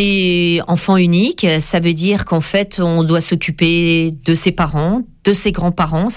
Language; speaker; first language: French; native; French